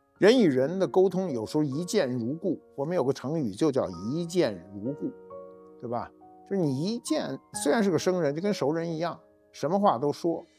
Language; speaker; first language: Chinese; native; Chinese